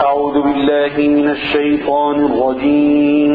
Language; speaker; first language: Arabic; native; Arabic